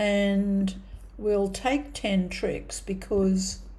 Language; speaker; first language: English; native; English